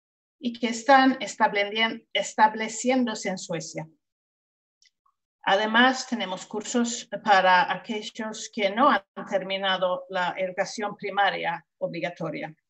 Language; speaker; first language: Spanish; non-native, fluent; Swedish